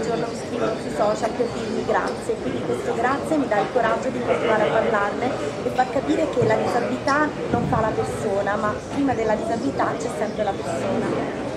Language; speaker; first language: Italian; native; Italian